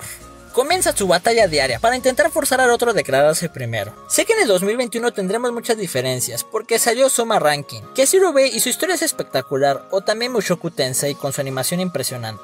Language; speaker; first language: Spanish; native; Spanish